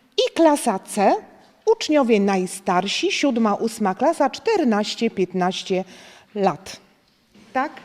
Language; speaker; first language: Polish; native; Polish